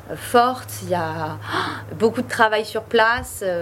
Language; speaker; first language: French; native; French